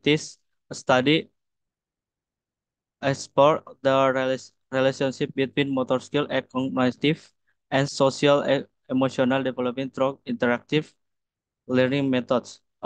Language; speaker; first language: English; non-native, learner; Indonesian